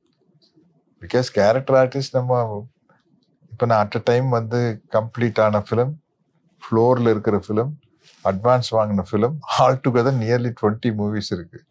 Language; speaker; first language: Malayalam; non-native, learner; Tamil